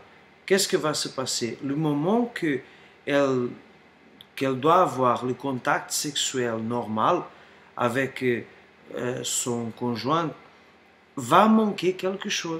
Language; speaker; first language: French; non-native, fluent; Portuguese